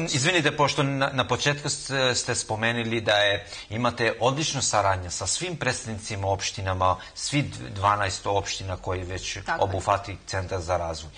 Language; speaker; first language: Serbian; non-native, local second language; Albanian